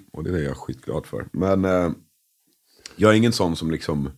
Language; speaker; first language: Swedish; early bilingual, other home language; English